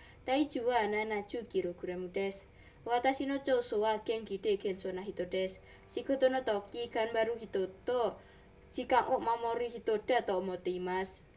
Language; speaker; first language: Japanese; non-native, learner; Indonesian